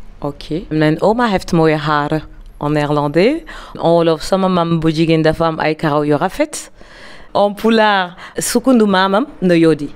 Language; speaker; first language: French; non-native, local second language; Lingala